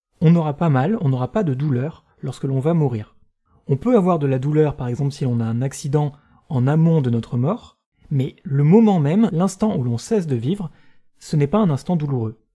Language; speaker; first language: French; native; French